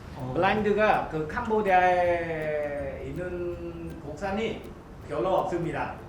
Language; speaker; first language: Korean; non-native, learner; Khmer